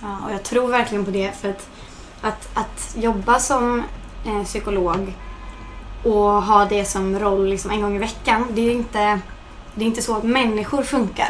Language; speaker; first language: Swedish; native; Swedish